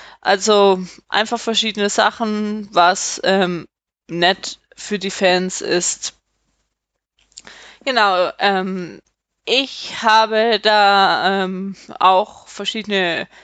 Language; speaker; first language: German; native; German